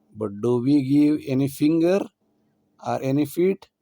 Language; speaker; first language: English; non-native, local second language; Kannada